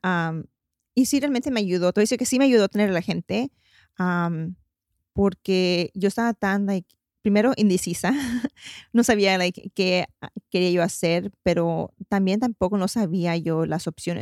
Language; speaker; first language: Spanish; early bilingual, heritage; Spanish